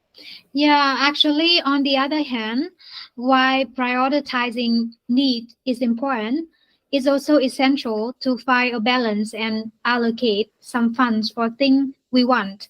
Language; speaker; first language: English; non-native, learner; Vietnamese